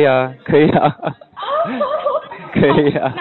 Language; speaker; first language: Chinese; non-native, learner; English